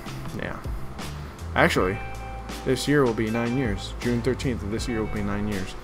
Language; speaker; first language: English; native; English